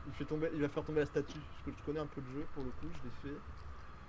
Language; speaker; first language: French; native; French